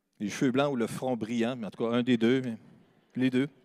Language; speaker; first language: French; native; French